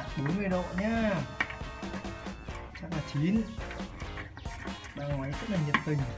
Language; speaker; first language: Vietnamese; native; Vietnamese